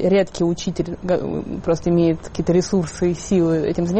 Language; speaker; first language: Russian; native; Russian